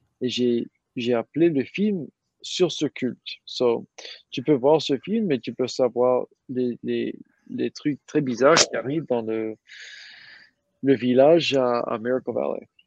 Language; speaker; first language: French; non-native, learner; English